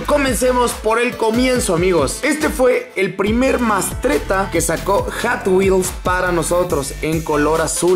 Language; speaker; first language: Spanish; native; Spanish